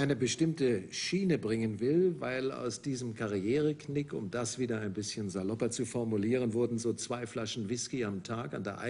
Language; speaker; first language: German; native; German